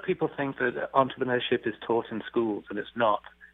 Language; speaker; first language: English; native; English